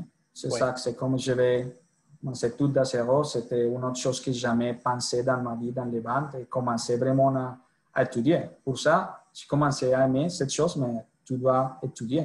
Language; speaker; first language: French; non-native, fluent; Spanish